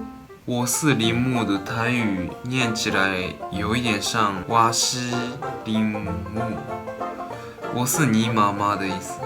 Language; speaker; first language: Chinese; non-native, fluent; Japanese